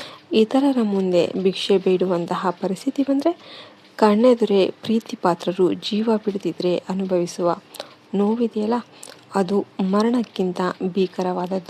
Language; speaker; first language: Kannada; native; Kannada